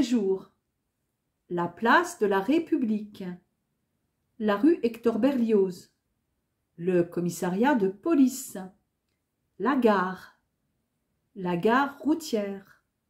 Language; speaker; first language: French; native; French